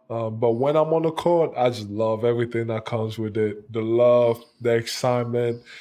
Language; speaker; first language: English; non-native, local second language; French